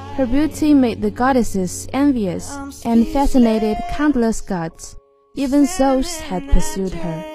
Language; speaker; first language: English; non-native, fluent; Chinese